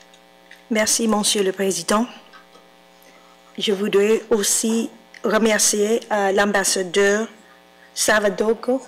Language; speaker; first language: French; non-native, fluent; English